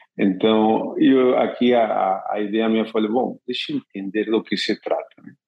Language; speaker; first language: Portuguese; non-native, fluent; Spanish